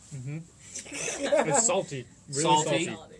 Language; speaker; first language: English; native; English